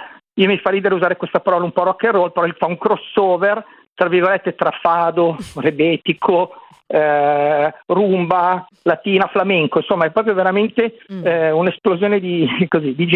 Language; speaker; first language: Italian; native; Italian